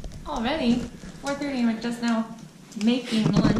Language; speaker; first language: English; native; English